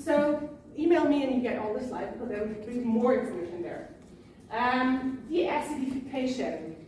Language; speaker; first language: English; non-native, fluent; German